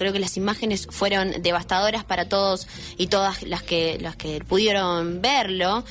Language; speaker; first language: Spanish; native; Spanish